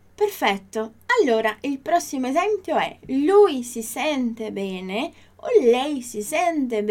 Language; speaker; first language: Italian; non-native, fluent; Portuguese